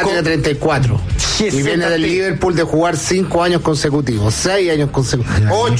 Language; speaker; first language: Spanish; native; Spanish